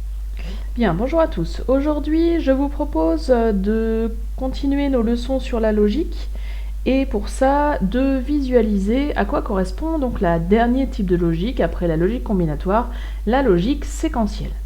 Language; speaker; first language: French; native; French